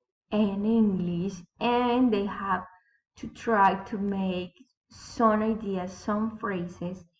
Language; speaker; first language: English; non-native, learner; Spanish